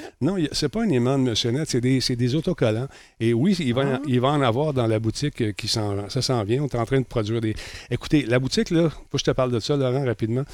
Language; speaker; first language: French; native; French